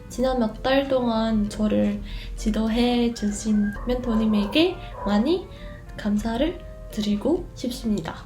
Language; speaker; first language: Korean; non-native, fluent; Vietnamese